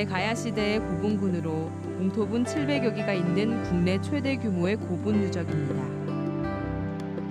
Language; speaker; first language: Korean; native; Korean